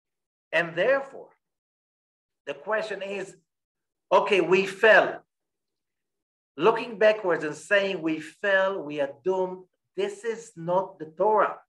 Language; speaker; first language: English; non-native, fluent; Hebrew